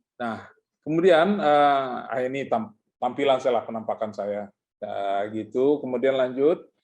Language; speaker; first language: Indonesian; native; Indonesian